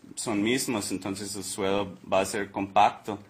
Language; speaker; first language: Spanish; non-native, learner; English